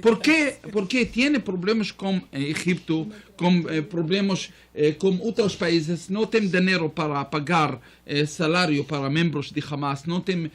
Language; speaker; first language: Spanish; non-native, learner; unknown